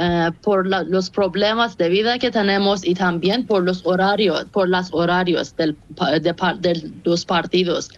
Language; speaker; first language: Spanish; non-native, fluent; Persian